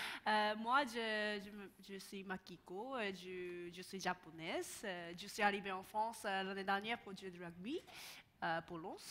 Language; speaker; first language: French; non-native, learner; Japanese